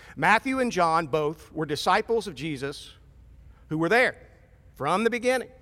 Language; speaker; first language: English; native; English